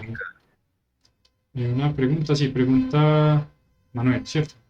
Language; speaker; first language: Spanish; native; Spanish